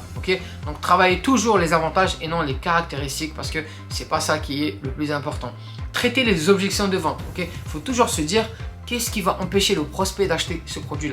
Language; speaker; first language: French; native; French